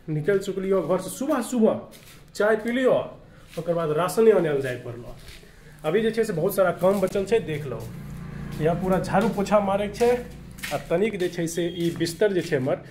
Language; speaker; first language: Maithili; native; Maithili